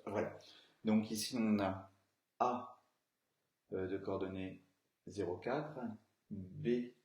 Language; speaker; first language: French; native; French